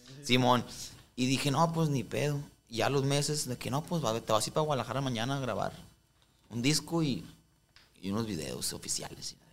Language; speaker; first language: Spanish; native; Spanish